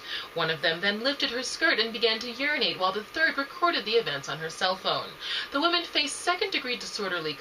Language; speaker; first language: English; native; English